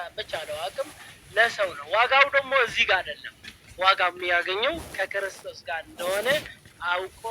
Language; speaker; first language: Amharic; non-native, fluent; Tigrinya